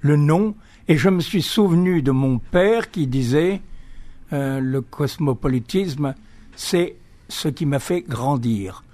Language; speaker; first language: French; native; French